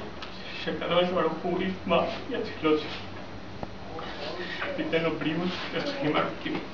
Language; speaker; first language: Hebrew; non-native, fluent; English